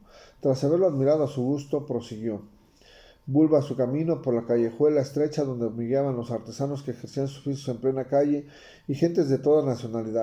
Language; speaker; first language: Spanish; native; Spanish